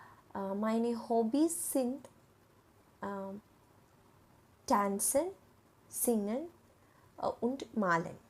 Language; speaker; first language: German; non-native, learner; Malayalam